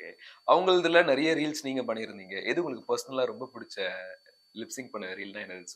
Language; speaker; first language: Tamil; native; Tamil